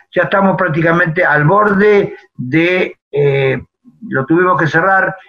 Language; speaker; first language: Spanish; native; Spanish